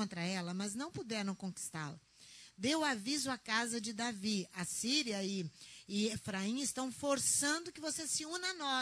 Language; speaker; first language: Portuguese; native; Portuguese